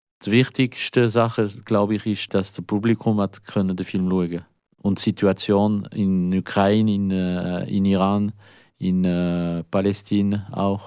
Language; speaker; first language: German; non-native, local second language; French